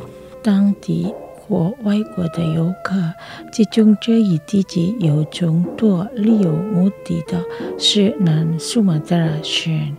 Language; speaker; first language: Chinese; non-native, learner; Indonesian